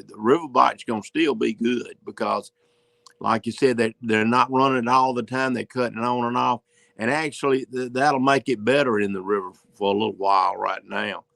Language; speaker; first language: English; native; English